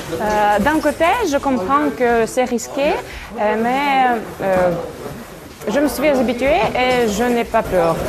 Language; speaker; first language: French; non-native, fluent; Ukrainian